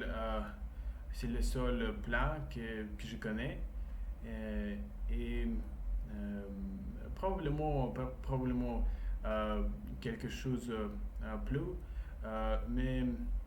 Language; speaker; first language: French; non-native, learner; Russian